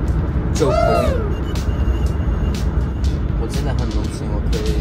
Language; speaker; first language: Chinese; non-native, fluent; English